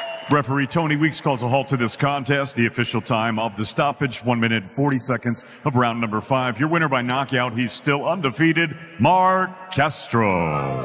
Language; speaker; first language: English; native; English